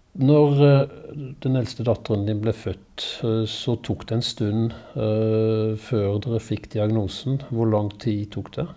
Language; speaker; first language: Norwegian; native; Norwegian